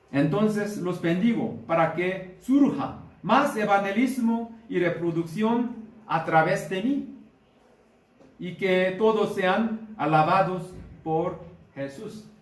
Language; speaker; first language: Spanish; non-native, learner; Korean